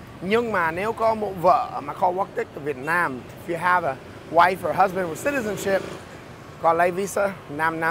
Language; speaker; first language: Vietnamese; non-native, learner; English